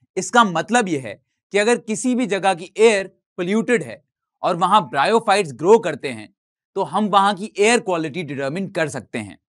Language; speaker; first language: Urdu; native; Urdu